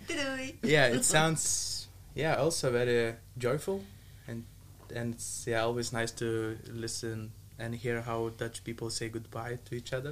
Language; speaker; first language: English; non-native, learner; Lithuanian